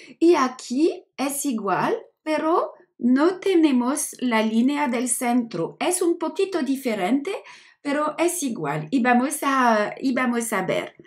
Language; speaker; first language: Spanish; non-native, learner; French